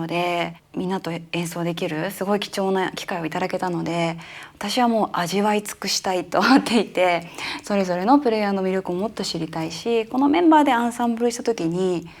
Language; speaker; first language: Japanese; native; Japanese